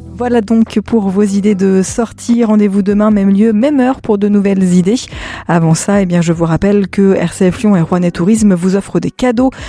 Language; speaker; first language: French; native; French